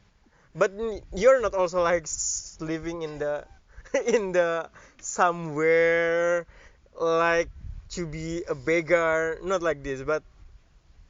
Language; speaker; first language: English; non-native, learner; Indonesian